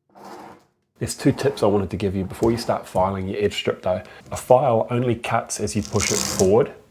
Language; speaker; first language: English; native; English